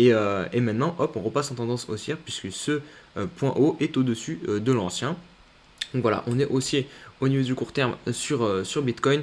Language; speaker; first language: French; native; French